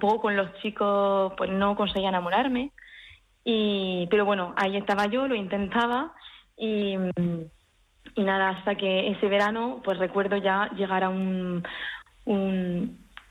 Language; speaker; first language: Spanish; early bilingual, heritage; French